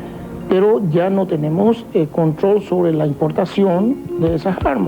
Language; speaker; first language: Spanish; native; Spanish